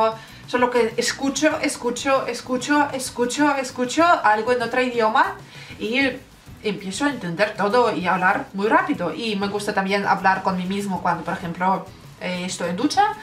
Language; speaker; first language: Spanish; non-native, learner; Russian